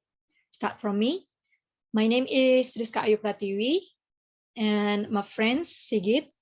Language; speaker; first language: English; non-native, learner; Indonesian